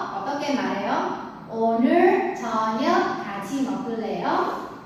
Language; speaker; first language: Korean; non-native, learner; Vietnamese